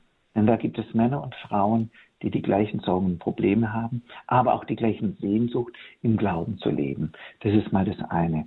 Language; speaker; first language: German; native; German